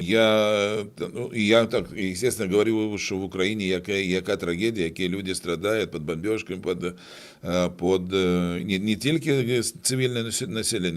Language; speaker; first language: Ukrainian; non-native, local second language; Russian